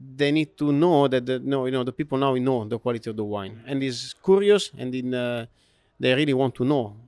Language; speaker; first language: English; non-native, learner; Italian